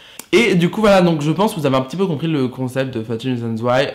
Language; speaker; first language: French; native; French